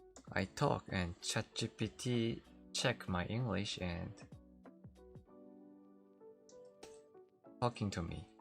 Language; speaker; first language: English; non-native, learner; Korean